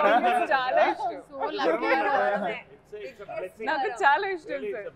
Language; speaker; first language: Telugu; non-native, learner; Hindi